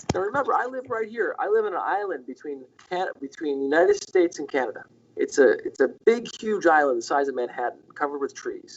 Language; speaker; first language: English; native; English